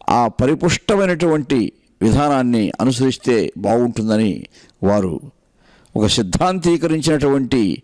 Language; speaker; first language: Telugu; native; Telugu